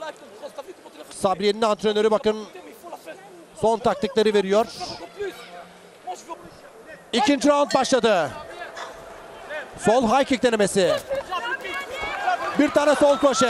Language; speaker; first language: Turkish; native; Turkish